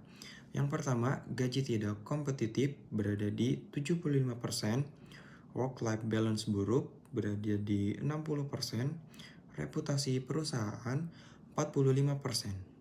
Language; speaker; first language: Indonesian; native; Indonesian